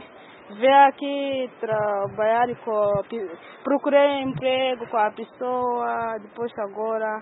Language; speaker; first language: Portuguese; non-native, local second language; Kinyarwanda